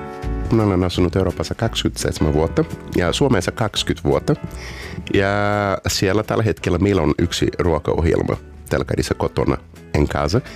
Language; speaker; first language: Finnish; non-native, learner; Portuguese